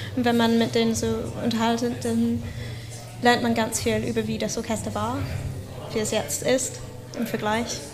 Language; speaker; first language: German; non-native, fluent; English